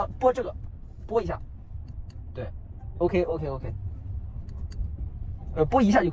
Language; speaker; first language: Chinese; native; Chinese